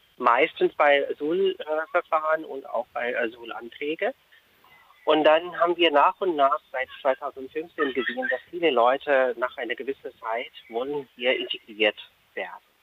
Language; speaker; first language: German; non-native, fluent; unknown